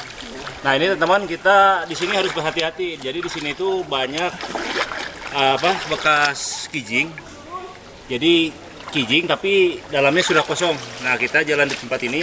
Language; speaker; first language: Indonesian; non-native, local second language; Sundanese